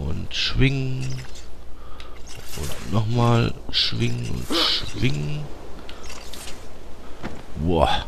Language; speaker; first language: German; native; German